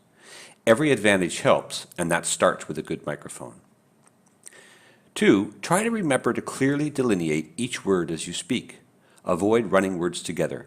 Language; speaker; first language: English; native; English